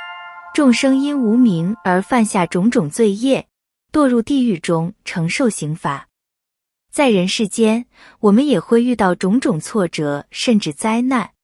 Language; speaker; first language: Chinese; native; Chinese